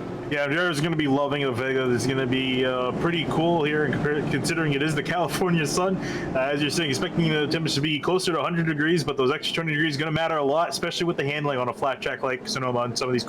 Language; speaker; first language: English; native; English